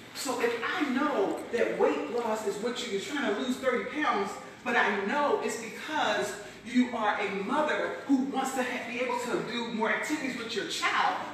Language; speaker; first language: English; native; English